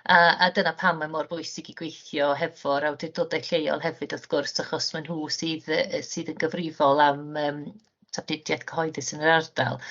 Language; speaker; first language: Welsh; native; Welsh